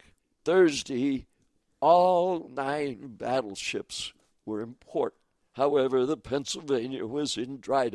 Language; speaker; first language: English; native; English